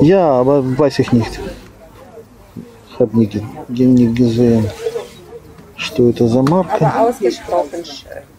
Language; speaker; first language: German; non-native, learner; Russian